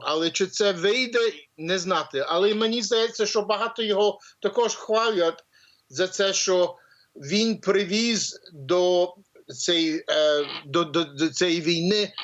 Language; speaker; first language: Ukrainian; early bilingual, heritage; English